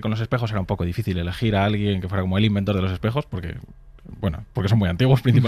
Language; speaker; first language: Spanish; native; Spanish